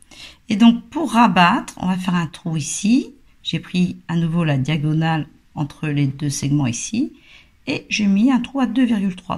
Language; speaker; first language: French; native; French